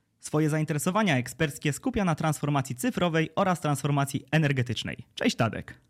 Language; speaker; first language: Polish; native; Polish